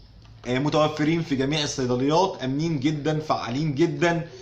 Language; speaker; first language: Arabic; native; Arabic